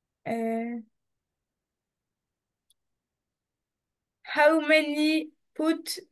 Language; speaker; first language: English; non-native, learner; French